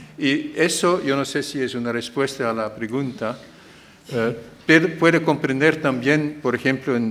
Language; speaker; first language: Spanish; non-native, fluent; Dutch